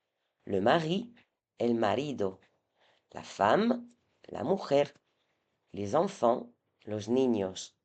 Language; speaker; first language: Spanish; non-native, fluent; French